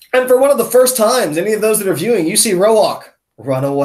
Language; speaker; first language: English; native; English